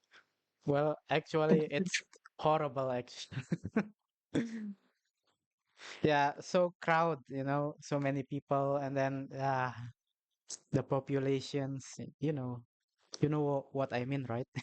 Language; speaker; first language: English; non-native, learner; Indonesian